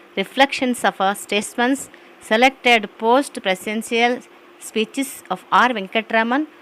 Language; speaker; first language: English; non-native, local second language; Kannada